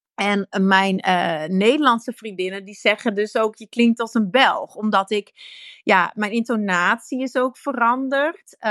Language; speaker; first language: Dutch; native; Dutch